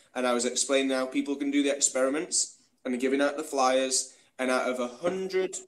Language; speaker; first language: English; native; English